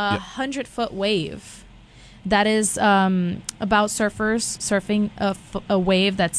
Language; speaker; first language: English; non-native, fluent; Portuguese